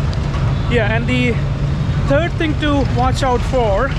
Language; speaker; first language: English; non-native, local second language; Malayalam